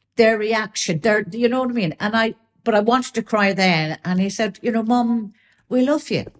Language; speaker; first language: English; native; English